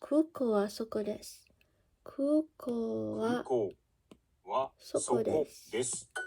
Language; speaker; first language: Japanese; non-native, learner; English